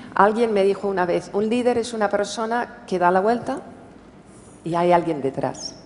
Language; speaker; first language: Spanish; non-native, fluent; English